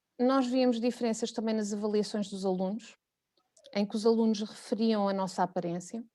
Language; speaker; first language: Portuguese; native; Portuguese